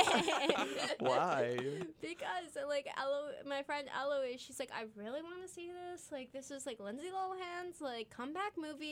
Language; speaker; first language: English; native; English